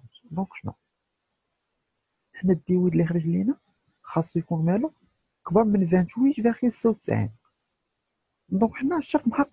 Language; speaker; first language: Arabic; native; Arabic